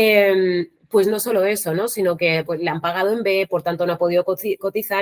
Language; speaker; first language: Spanish; native; Spanish